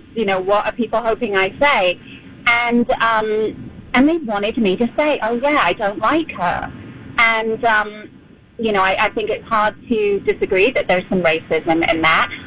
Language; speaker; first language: English; native; English